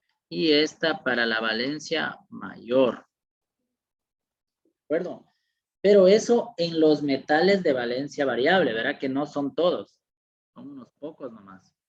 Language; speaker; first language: Spanish; native; Spanish